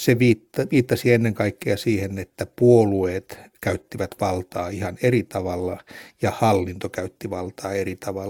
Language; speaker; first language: Finnish; native; Finnish